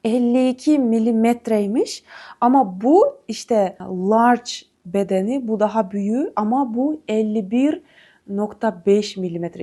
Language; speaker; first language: Turkish; non-native, fluent; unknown